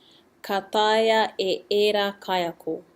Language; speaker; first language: Māori; non-native, fluent; English